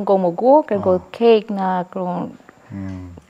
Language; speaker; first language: Korean; non-native, learner; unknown